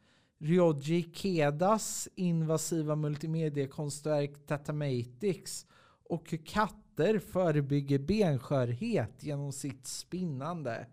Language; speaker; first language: Swedish; native; Swedish